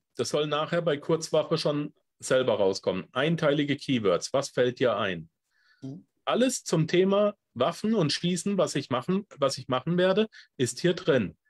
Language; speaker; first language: German; native; German